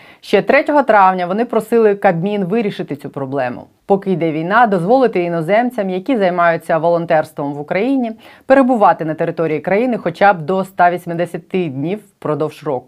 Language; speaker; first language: Ukrainian; native; Ukrainian